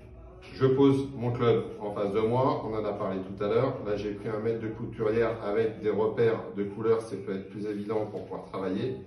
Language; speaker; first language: French; native; French